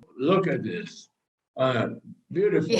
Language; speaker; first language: English; non-native, learner; Portuguese